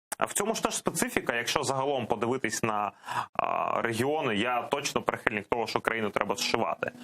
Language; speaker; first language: Ukrainian; non-native, local second language; Russian